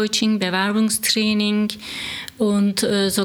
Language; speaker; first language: German; non-native, learner; Turkish